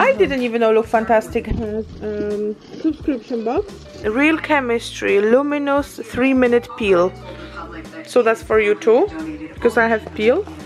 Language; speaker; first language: English; non-native, fluent; Polish